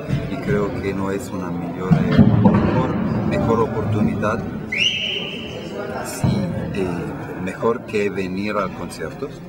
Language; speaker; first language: Spanish; non-native, fluent; Italian